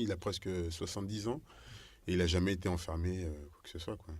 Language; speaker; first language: French; native; French